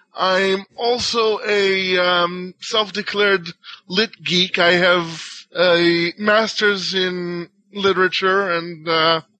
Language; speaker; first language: English; non-native, fluent; Hebrew